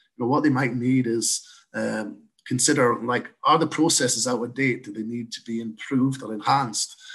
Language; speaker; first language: English; native; English